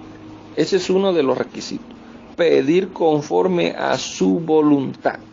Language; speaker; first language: Spanish; native; Spanish